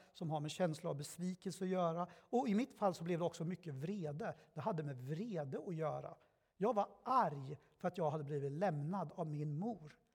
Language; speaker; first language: Swedish; early bilingual, other home language; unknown